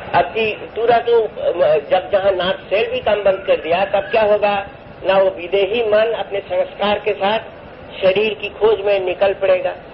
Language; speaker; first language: Hindi; non-native, local second language; Bangla